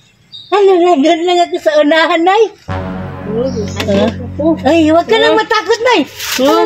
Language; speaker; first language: Filipino; non-native, local second language; Cebuano